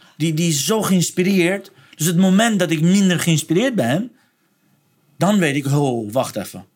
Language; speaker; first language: Dutch; non-native, fluent; Persian